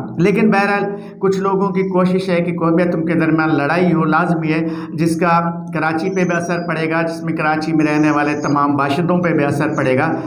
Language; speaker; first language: Urdu; native; Urdu